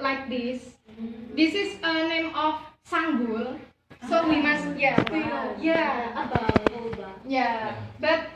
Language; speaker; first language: English; non-native, learner; Javanese